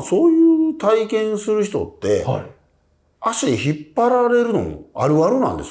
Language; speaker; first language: Japanese; native; Japanese